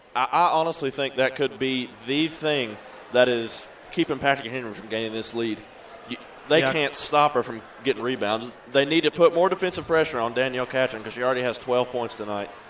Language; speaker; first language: English; native; English